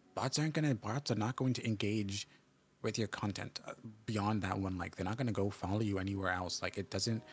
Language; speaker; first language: English; native; English